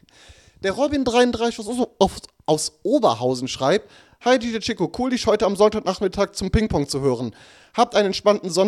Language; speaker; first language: German; native; German